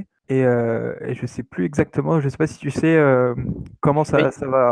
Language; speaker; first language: French; native; French